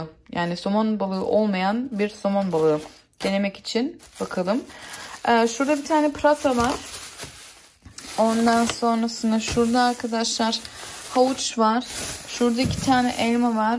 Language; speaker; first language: Turkish; early bilingual, heritage; Turkish